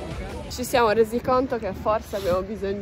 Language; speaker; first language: Italian; native; Italian